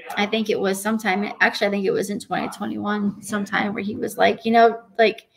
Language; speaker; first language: English; native; English